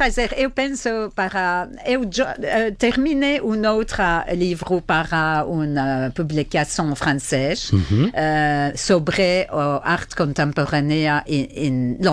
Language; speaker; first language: Portuguese; non-native, learner; Italian